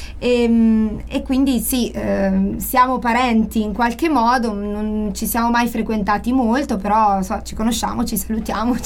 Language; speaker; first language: Italian; native; Italian